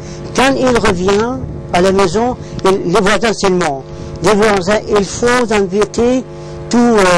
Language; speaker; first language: French; non-native, learner; Arabic